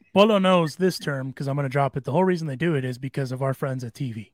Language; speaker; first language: English; early bilingual, other home language; Spanish